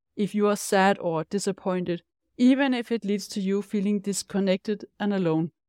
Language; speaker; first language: English; non-native, fluent; Danish